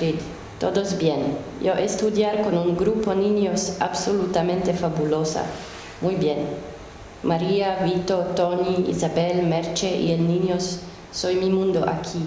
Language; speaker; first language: Spanish; non-native, learner; Finnish